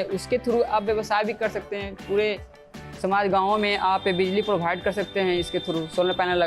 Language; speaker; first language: Hindi; native; Hindi